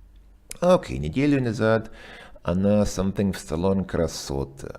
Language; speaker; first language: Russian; non-native, learner; English